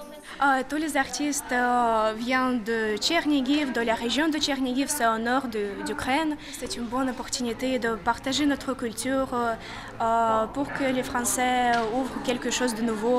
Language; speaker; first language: French; non-native, fluent; Ukrainian